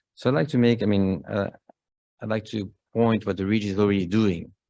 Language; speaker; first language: English; non-native, fluent; Spanish